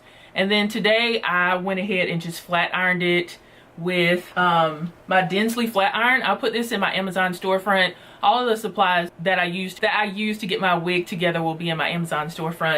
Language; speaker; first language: English; native; English